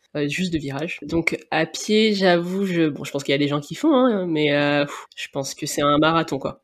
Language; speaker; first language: French; native; French